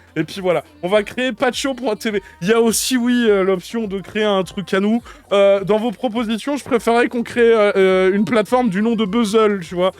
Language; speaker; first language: French; native; French